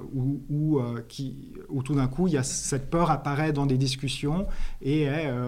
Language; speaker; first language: French; native; French